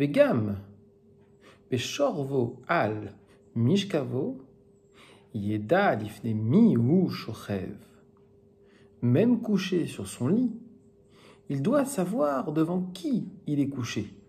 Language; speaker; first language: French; native; French